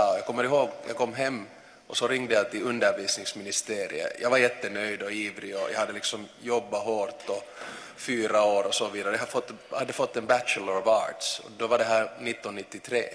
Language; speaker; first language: Swedish; native; Swedish